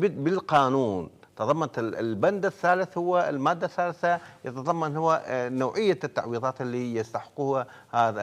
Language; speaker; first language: Arabic; non-native, local second language; Kurdish